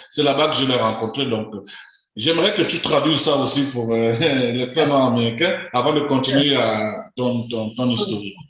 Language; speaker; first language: French; native; French